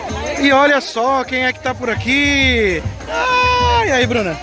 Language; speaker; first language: Portuguese; native; Portuguese